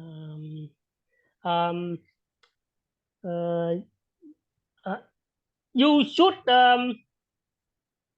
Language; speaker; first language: English; non-native, learner; Vietnamese